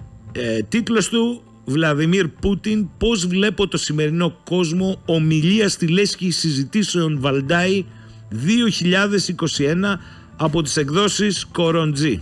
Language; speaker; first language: Greek; native; Greek